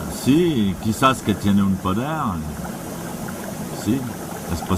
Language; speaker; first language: Spanish; non-native, fluent; French